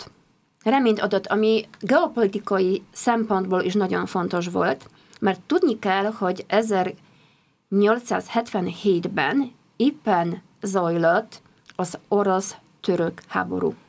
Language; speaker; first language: Hungarian; non-native, fluent; Polish